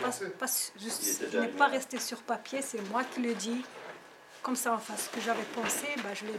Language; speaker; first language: French; non-native, learner; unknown